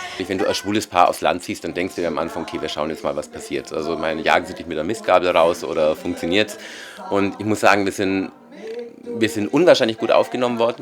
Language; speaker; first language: German; native; German